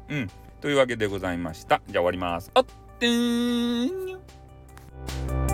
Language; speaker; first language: Japanese; native; Japanese